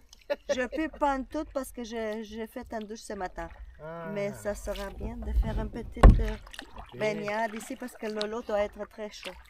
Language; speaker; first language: French; non-native, learner; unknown